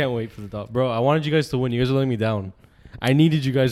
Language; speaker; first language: English; native; English